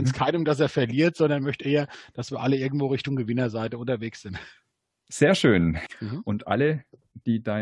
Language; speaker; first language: German; native; German